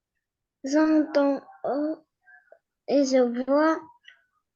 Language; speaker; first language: French; non-native, learner; Arabic